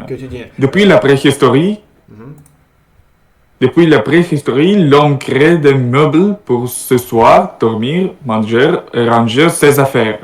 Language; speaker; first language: French; non-native, learner; Russian